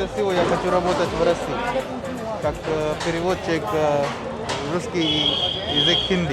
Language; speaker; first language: Russian; non-native, learner; Hindi